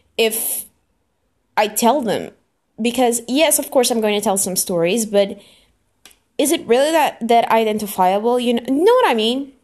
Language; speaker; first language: English; non-native, fluent; Portuguese